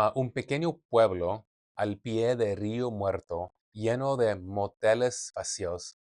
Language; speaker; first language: Spanish; non-native, learner; English